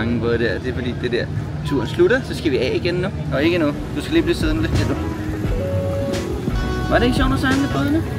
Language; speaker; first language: Danish; native; Danish